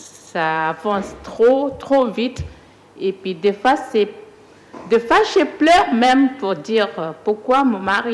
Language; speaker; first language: French; non-native, learner; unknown